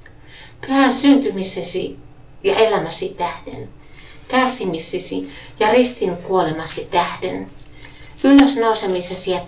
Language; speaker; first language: Finnish; native; Finnish